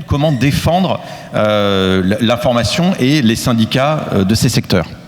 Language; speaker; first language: French; native; French